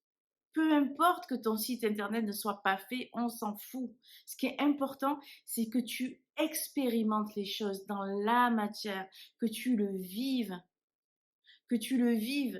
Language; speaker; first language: French; native; French